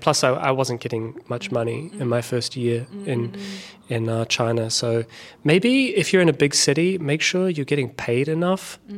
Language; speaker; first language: English; native; English